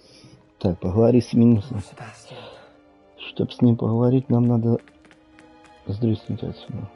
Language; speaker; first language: Russian; native; Russian